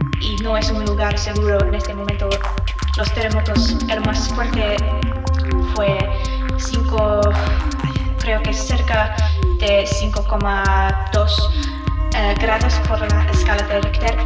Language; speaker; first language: Spanish; non-native, learner; English